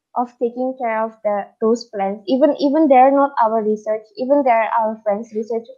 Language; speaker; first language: English; non-native, fluent; Indonesian